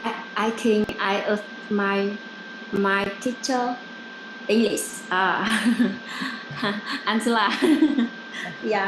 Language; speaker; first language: English; non-native, learner; Vietnamese